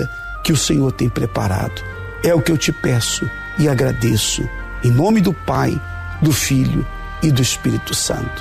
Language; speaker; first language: Portuguese; native; Portuguese